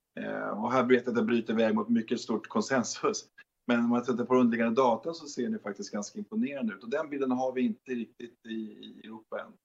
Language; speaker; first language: Swedish; native; Swedish